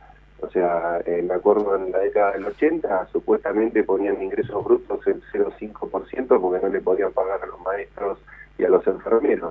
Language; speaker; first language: Spanish; native; Spanish